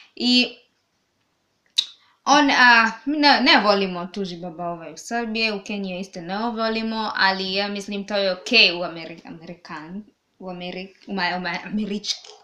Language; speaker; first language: Serbian; non-native, learner; Swahili